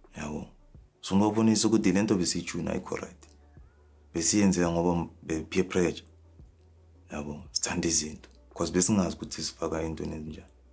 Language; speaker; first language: Zulu; native; Zulu